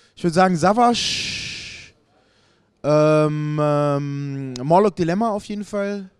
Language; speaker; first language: German; native; German